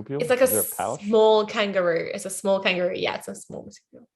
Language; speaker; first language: English; native; English